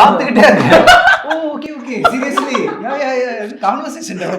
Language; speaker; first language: Tamil; native; Tamil